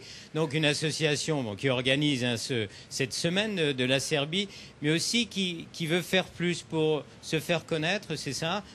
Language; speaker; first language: French; native; French